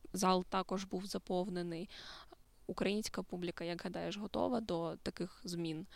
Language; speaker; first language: Ukrainian; native; Ukrainian